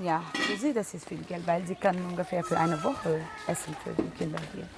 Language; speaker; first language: German; non-native, learner; French